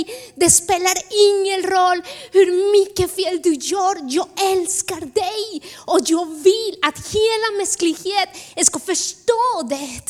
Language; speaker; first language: Swedish; non-native, fluent; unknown